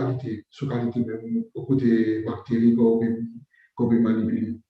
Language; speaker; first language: French; non-native, local second language; Morisyen